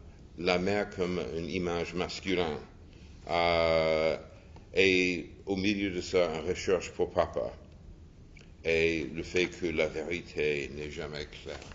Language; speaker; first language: French; non-native, fluent; English